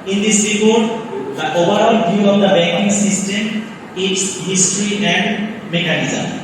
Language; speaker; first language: English; non-native, local second language; Bangla